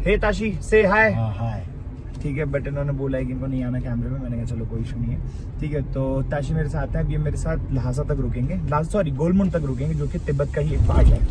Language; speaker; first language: Hindi; native; Hindi